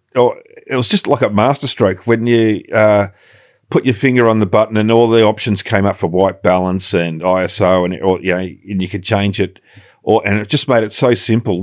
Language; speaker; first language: English; native; English